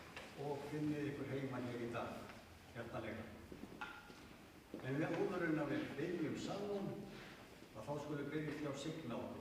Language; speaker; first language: Icelandic; native; Icelandic